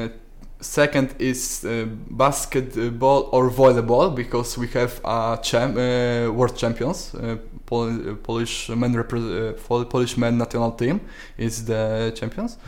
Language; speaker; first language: English; non-native, learner; Polish